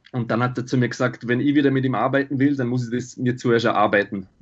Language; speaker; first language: German; native; German